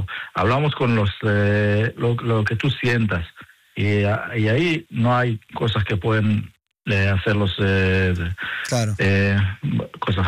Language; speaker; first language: Spanish; non-native, fluent; Hebrew